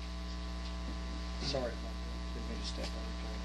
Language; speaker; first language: English; native; English